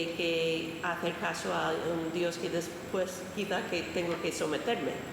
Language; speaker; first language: Spanish; non-native, fluent; English